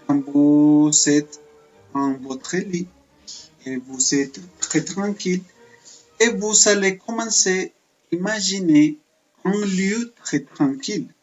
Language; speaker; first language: French; non-native, fluent; Spanish